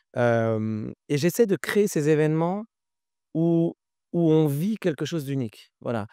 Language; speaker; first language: French; early bilingual, other home language; Arabic